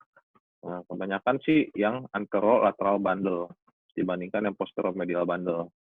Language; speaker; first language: Indonesian; native; Indonesian